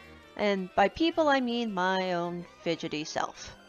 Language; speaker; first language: English; native; English